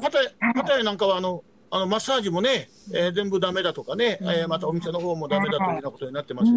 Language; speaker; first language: Japanese; native; Japanese